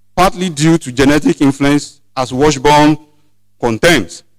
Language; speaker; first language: English; non-native, local second language; Yoruba